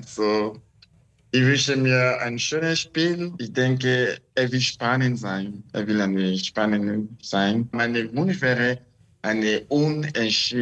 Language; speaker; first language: German; non-native, learner; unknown